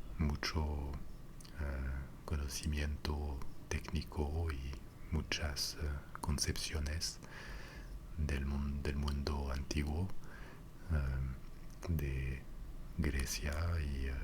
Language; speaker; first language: Spanish; non-native, fluent; French